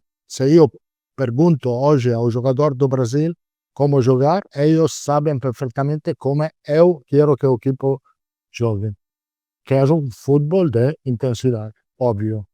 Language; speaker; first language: Portuguese; non-native, learner; Italian